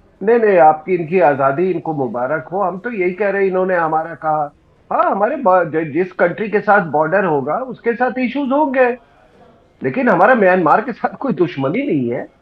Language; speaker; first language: Hindi; native; Hindi